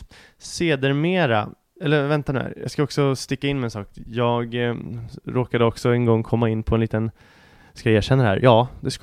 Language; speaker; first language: Swedish; native; Swedish